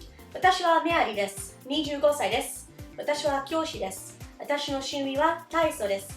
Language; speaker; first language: Japanese; non-native, fluent; English